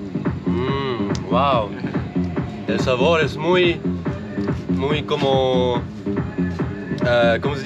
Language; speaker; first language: Spanish; non-native, learner; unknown